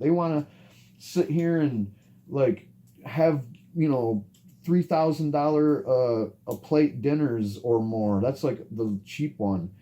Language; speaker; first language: English; native; English